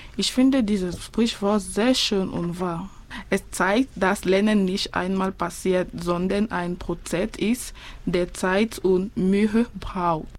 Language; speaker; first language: German; non-native, fluent; French